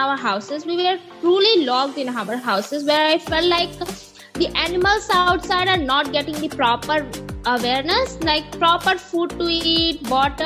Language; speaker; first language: English; non-native, local second language; Hindi